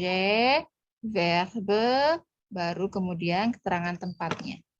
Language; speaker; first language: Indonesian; native; Indonesian